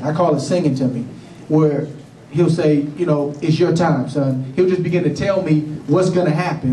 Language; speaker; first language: English; native; English